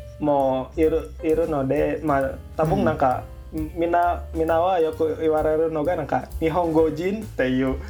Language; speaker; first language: Japanese; non-native, learner; Indonesian